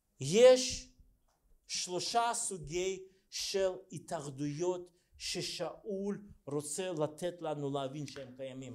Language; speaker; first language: Hebrew; non-native, fluent; Russian